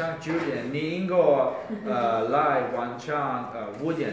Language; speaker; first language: Chinese; non-native, learner; Uzbek